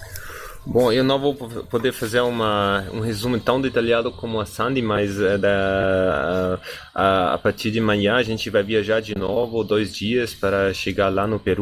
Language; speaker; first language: Portuguese; non-native, fluent; German